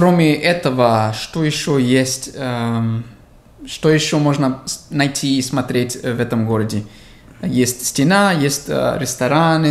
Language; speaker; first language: Russian; non-native, fluent; English